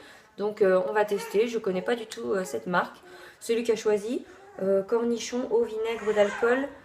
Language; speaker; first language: French; native; French